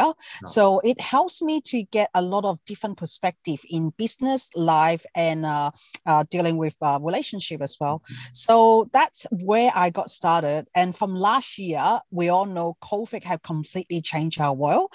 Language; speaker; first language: English; non-native, local second language; Cantonese